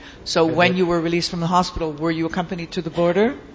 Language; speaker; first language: English; non-native, fluent; Italian